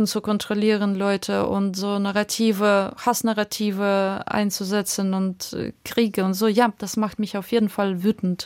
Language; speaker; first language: German; non-native, fluent; Russian